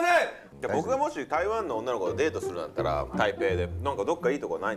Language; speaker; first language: Japanese; native; Japanese